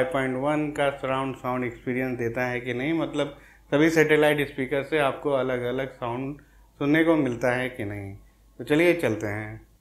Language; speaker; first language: Hindi; native; Hindi